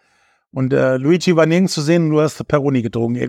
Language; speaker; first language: German; native; German